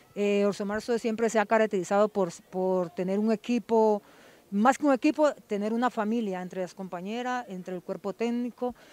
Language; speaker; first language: Spanish; native; Spanish